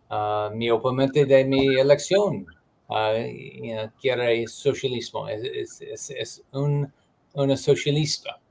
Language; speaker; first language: Spanish; non-native, learner; English